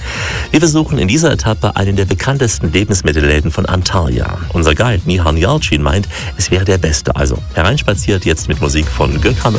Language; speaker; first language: German; native; German